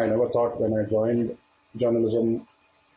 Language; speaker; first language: English; non-native, local second language; Tamil